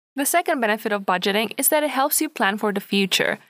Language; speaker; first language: English; non-native, fluent; Romanian